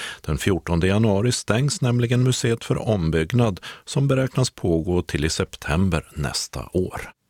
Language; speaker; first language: Swedish; native; Swedish